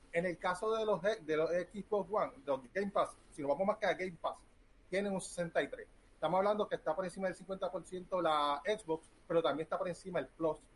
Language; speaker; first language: Spanish; early bilingual, heritage; Spanish